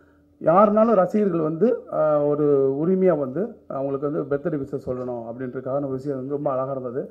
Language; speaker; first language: Tamil; native; Tamil